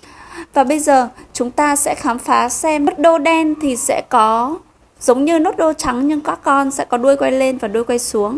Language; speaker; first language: Vietnamese; native; Vietnamese